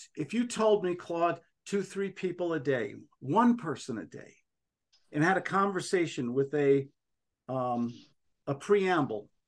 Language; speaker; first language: English; native; English